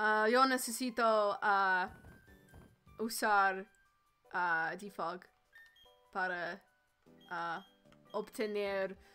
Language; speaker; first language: Spanish; non-native, learner; English